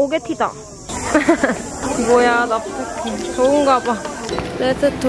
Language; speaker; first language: Korean; native; Korean